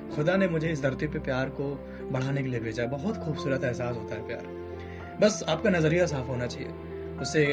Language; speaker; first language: Hindi; native; Hindi